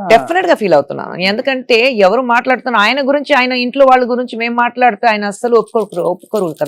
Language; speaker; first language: Telugu; non-native, fluent; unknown